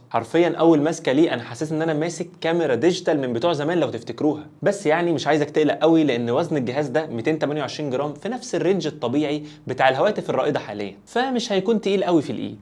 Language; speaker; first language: Arabic; native; Arabic